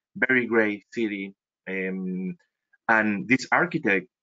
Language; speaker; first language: English; non-native, fluent; Spanish